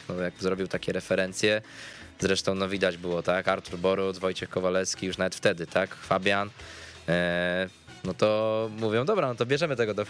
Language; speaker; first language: Polish; native; Polish